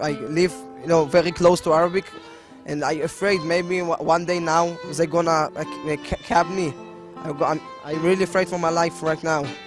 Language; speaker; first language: English; non-native, learner; Hebrew